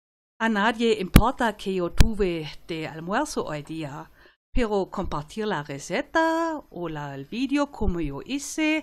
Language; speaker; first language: Spanish; non-native, fluent; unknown